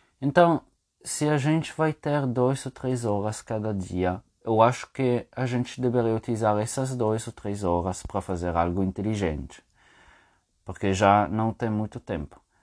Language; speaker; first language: Portuguese; non-native, fluent; French